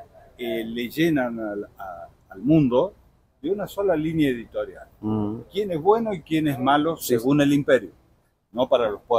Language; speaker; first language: Spanish; native; Spanish